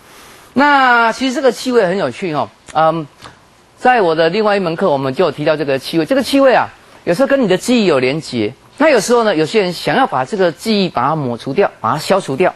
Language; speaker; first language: Chinese; native; Chinese